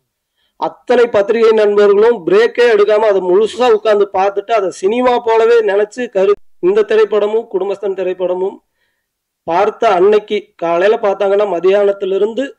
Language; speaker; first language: Tamil; native; Tamil